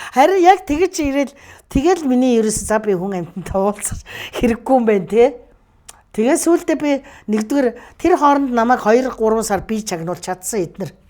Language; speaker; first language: Mongolian; native; Mongolian